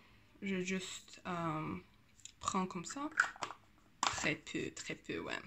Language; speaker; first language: French; non-native, learner; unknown